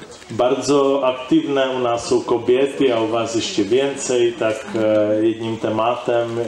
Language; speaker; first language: Polish; non-native, learner; Czech